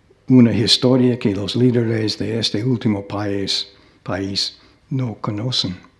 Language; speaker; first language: Spanish; non-native, fluent; English